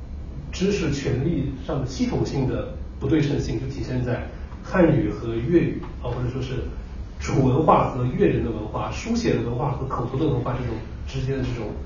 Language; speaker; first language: Chinese; native; Chinese